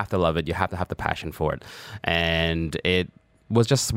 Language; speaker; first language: English; native; English